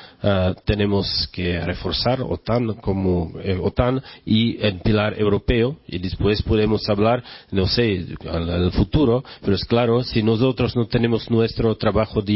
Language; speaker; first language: Spanish; non-native, learner; Czech